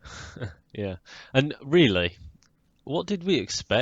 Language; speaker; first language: English; native; English